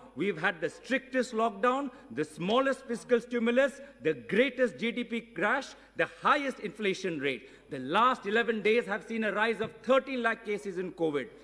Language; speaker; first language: English; non-native, local second language; Assamese